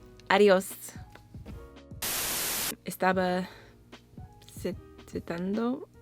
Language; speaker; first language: Spanish; non-native, learner; English